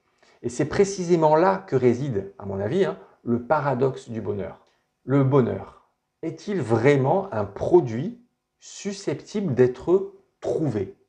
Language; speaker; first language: French; native; French